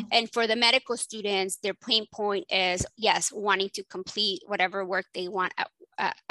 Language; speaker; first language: English; early bilingual, other home language; Spanish